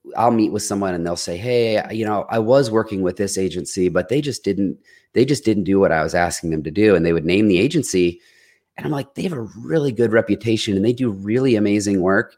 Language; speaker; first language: English; native; English